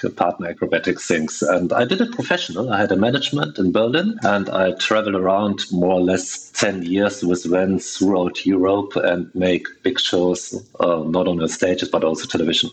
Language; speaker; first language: English; non-native, fluent; German